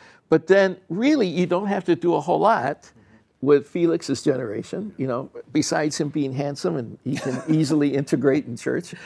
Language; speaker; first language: English; early bilingual, other home language; Spanish